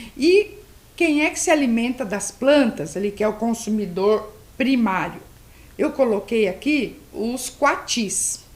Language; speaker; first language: Portuguese; native; Portuguese